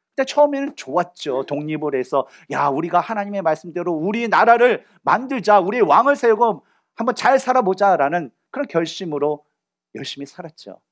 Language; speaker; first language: Korean; native; Korean